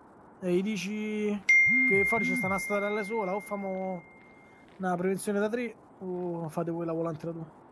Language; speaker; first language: Italian; native; Italian